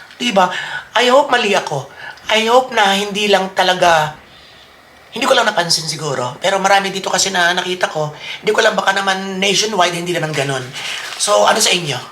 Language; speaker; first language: Filipino; native; Filipino